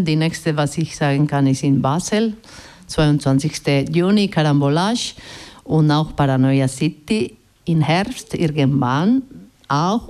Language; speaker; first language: German; non-native, learner; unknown